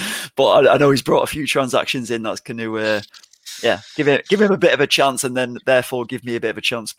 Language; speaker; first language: English; native; English